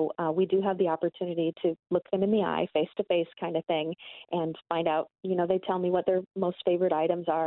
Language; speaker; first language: English; native; English